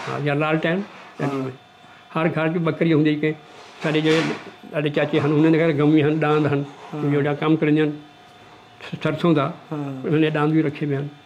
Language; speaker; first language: Punjabi; non-native, local second language; Saraiki